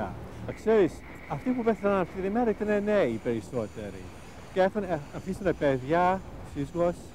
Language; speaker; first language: Greek; early bilingual, heritage; Greek